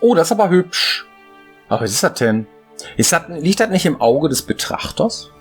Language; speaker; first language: German; native; German